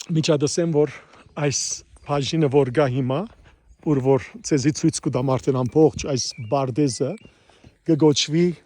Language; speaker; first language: Armenian; early bilingual, heritage; Armenian